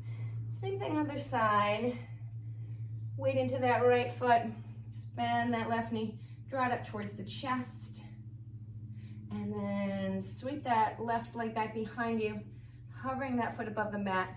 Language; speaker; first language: English; native; English